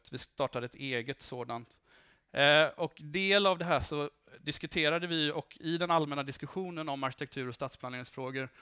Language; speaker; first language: Swedish; native; Swedish